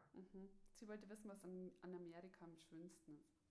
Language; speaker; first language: German; native; German